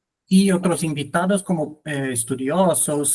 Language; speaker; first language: Spanish; non-native, fluent; Portuguese